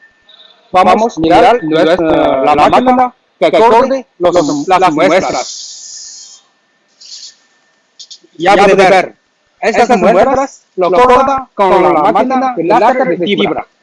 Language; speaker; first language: Spanish; non-native, learner; Chinese